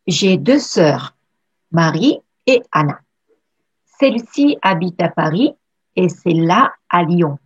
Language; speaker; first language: French; non-native, fluent; Japanese